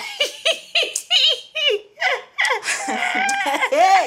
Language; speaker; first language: English; non-native, local second language; Shona